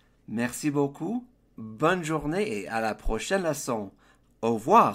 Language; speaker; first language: French; non-native, fluent; English